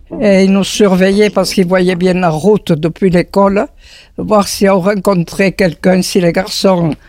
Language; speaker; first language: French; native; French